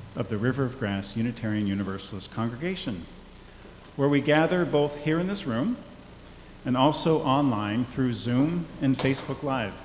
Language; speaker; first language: English; native; English